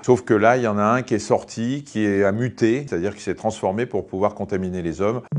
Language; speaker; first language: French; native; French